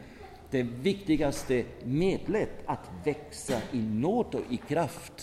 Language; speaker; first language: Swedish; non-native, fluent; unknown